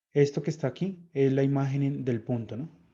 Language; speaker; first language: Spanish; native; Spanish